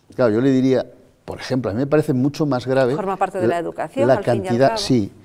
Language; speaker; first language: Spanish; native; Spanish